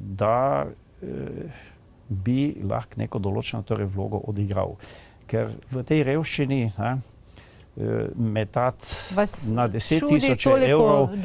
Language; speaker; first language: Slovenian; native; Slovenian